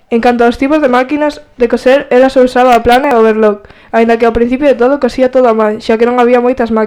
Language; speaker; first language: Galician; native; Galician